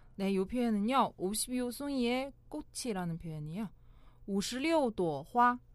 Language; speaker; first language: Korean; non-native, local second language; Chinese